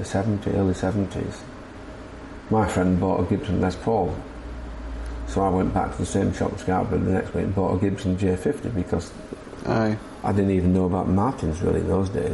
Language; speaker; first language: English; native; English